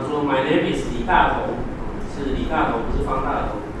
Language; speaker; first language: Chinese; native; Chinese